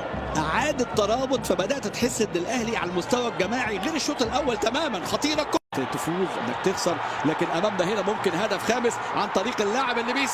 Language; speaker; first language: Arabic; native; Arabic